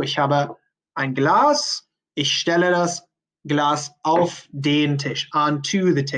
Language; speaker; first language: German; non-native, fluent; English